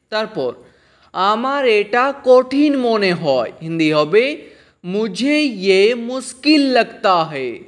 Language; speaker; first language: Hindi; non-native, fluent; Bangla